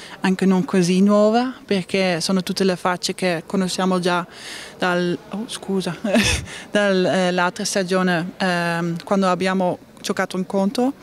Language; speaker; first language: Italian; non-native, learner; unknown